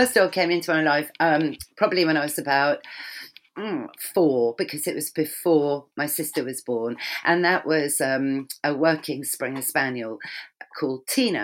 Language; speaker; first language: English; native; English